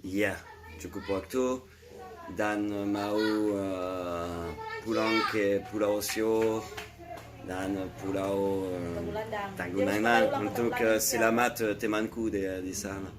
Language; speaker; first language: Indonesian; non-native, learner; French